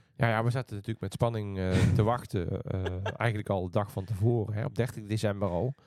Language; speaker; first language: Dutch; native; Dutch